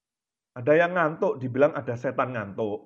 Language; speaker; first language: Indonesian; native; Indonesian